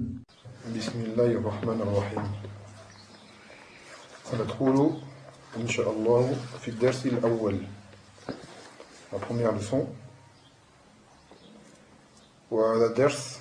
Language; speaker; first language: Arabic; non-native, fluent; French